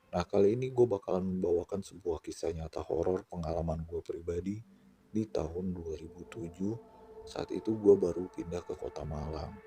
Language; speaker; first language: Indonesian; native; Indonesian